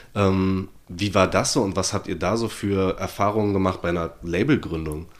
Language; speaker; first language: German; native; German